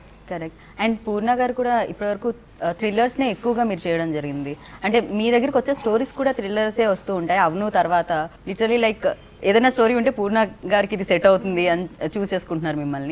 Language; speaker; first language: Telugu; native; Telugu